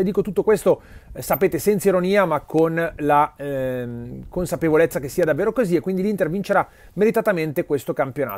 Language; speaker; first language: Italian; native; Italian